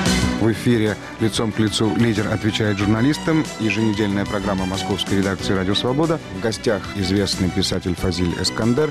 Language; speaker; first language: Russian; native; Russian